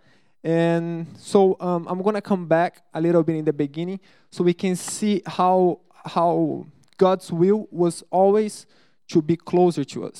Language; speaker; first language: English; non-native, fluent; Portuguese